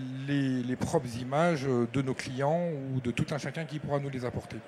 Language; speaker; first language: French; native; French